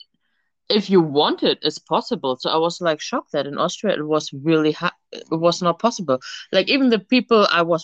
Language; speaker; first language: English; non-native, fluent; German